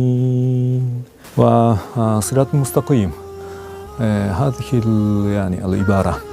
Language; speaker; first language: Arabic; non-native, learner; Japanese